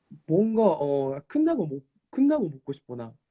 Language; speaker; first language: Korean; non-native, fluent; Japanese